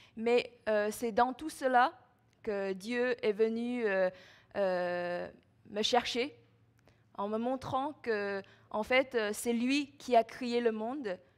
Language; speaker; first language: French; non-native, fluent; Chinese